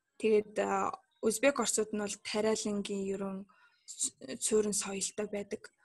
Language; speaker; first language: Mongolian; non-native, local second language; Kazakh